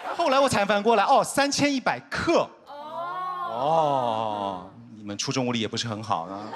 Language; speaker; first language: Chinese; native; Chinese